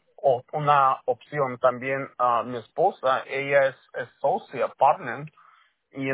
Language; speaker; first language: Spanish; early bilingual, heritage; Spanish